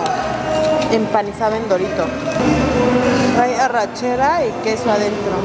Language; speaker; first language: Spanish; native; Spanish